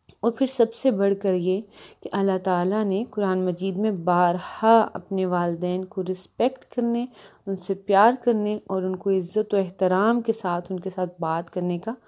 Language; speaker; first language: Urdu; native; Urdu